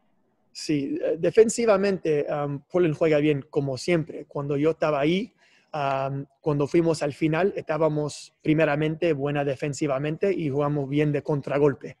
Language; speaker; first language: Spanish; non-native, fluent; English